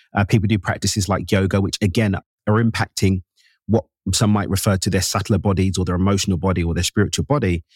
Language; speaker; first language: English; native; English